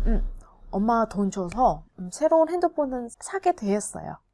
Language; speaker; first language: Korean; non-native, fluent; Vietnamese